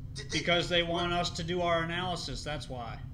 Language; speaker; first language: English; native; English